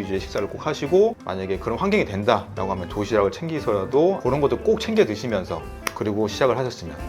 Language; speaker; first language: Korean; native; Korean